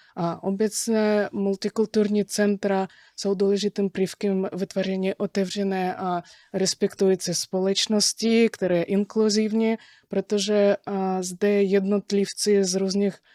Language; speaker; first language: Czech; non-native, fluent; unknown